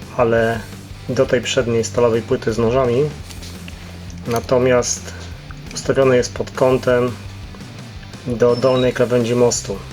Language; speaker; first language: Polish; native; Polish